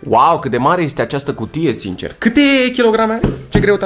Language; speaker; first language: Romanian; native; Romanian